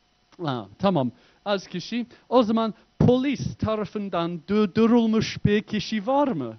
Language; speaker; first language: Turkish; non-native, fluent; English